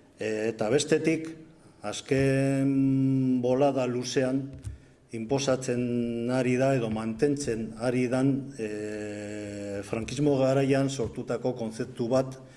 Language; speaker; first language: Basque; non-native, local second language; Spanish